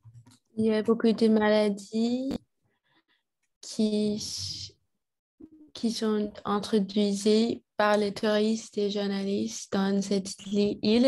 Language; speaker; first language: French; non-native, learner; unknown